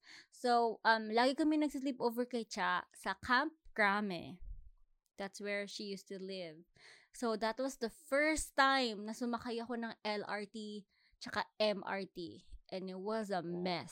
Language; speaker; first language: English; non-native, local second language; Filipino